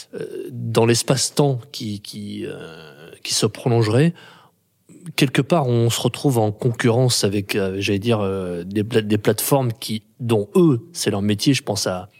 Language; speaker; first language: French; native; French